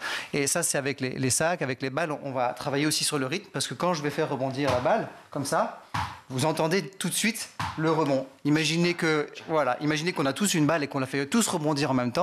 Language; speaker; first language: French; native; French